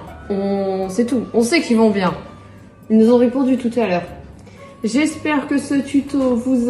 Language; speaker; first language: French; native; French